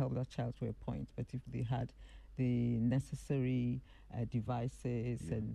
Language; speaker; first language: English; non-native, local second language; Akan